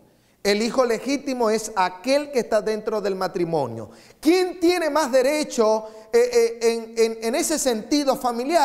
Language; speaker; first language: Spanish; native; Spanish